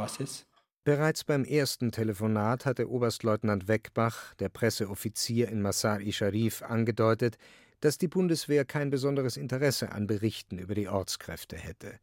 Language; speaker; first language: German; native; German